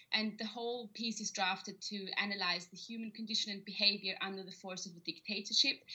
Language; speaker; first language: English; non-native, fluent; German